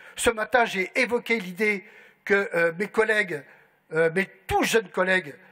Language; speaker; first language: French; native; French